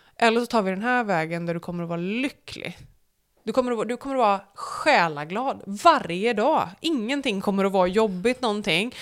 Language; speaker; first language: Swedish; native; Swedish